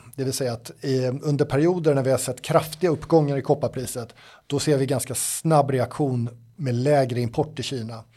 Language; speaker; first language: Swedish; native; Swedish